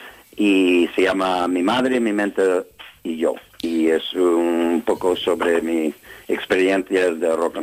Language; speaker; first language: Spanish; non-native, learner; English